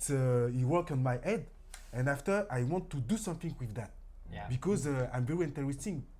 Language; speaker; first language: English; non-native, learner; French